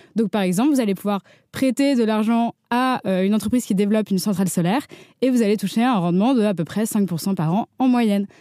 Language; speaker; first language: French; native; French